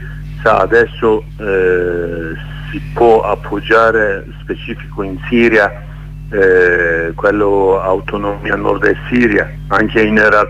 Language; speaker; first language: Italian; non-native, learner; Kurdish